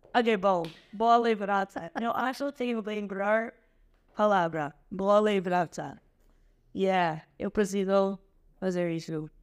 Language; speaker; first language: Portuguese; non-native, learner; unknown